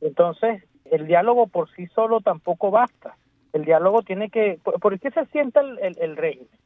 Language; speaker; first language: Spanish; native; Spanish